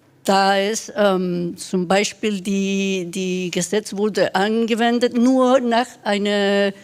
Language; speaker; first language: German; non-native, fluent; Spanish